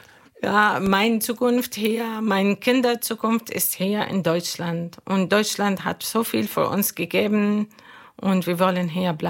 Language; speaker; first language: German; non-native, learner; Arabic